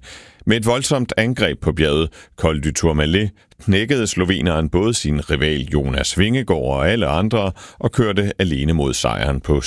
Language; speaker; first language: Danish; native; Danish